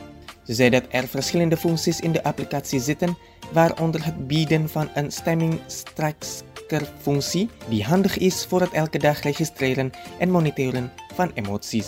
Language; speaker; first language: Dutch; non-native, fluent; Indonesian